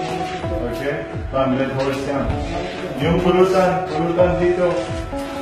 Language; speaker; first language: Filipino; non-native, learner; Arabic